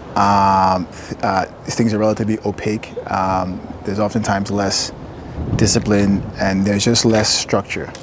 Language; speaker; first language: English; native; English